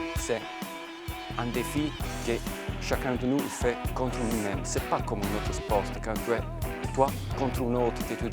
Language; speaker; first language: French; non-native, fluent; Italian